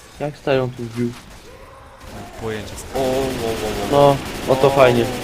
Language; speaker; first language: Polish; native; Polish